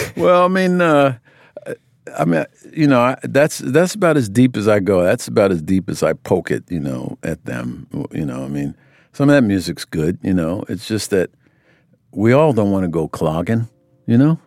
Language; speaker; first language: English; native; English